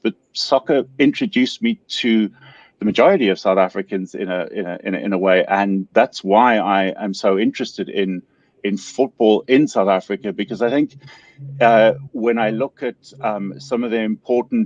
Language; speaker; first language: English; native; English